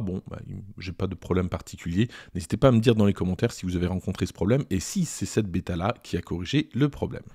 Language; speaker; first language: French; native; French